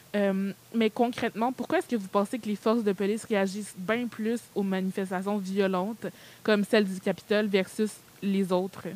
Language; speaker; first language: French; native; French